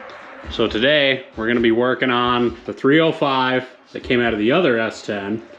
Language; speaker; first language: English; native; English